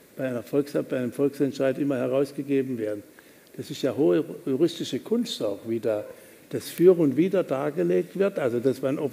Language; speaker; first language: German; native; German